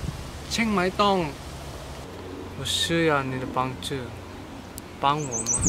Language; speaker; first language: Chinese; non-native, learner; English